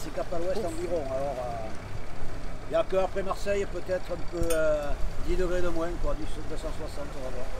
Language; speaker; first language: French; native; French